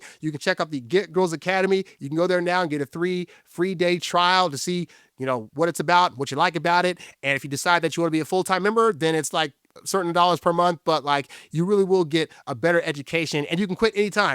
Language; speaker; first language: English; native; English